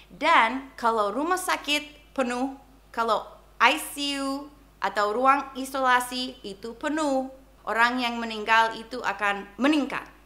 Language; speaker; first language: Indonesian; non-native, fluent; English